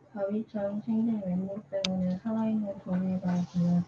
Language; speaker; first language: Korean; native; Korean